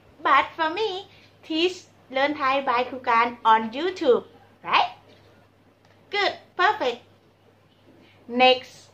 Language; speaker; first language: English; non-native, learner; Thai